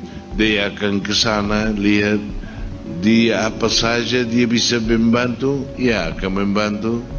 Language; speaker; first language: Indonesian; non-native, fluent; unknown